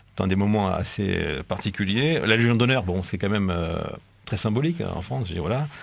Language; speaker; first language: French; native; French